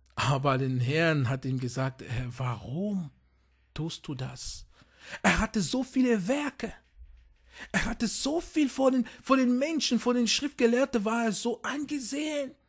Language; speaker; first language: German; non-native, fluent; French